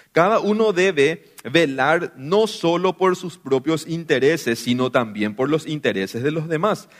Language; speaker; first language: Spanish; native; Spanish